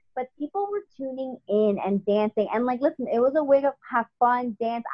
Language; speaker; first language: English; native; English